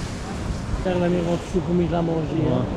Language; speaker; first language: French; non-native, fluent; Spanish